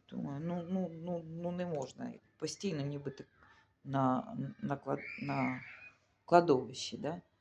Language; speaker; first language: Ukrainian; non-native, local second language; Russian